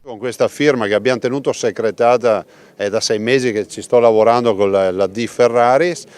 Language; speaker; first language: Italian; native; Italian